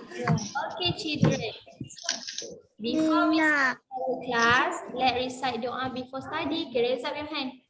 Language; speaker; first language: English; non-native, local second language; Malay